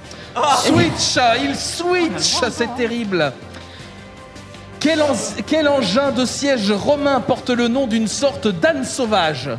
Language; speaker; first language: French; native; French